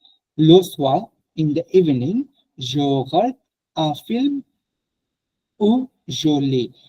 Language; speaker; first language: French; non-native, fluent; Bangla